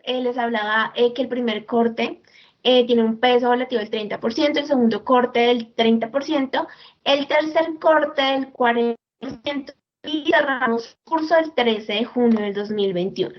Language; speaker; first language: Spanish; native; Spanish